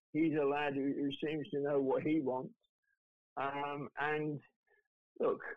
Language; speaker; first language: English; native; English